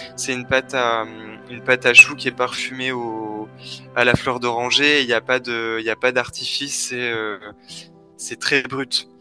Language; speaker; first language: French; native; French